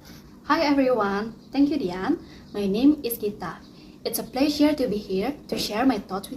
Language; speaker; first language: English; non-native, fluent; Indonesian